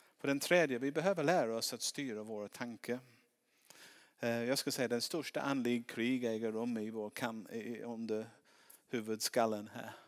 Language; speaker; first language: Swedish; non-native, fluent; English